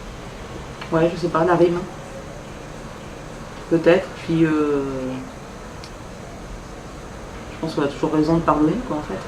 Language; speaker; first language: French; native; French